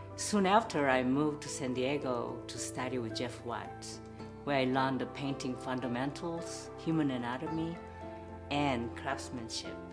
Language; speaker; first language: English; non-native, fluent; Korean